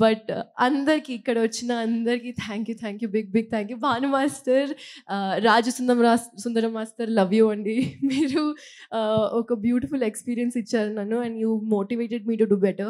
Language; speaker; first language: Telugu; non-native, local second language; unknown